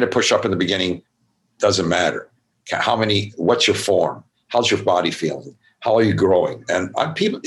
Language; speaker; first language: English; native; English